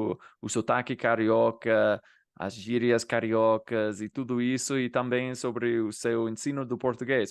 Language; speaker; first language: Portuguese; non-native, fluent; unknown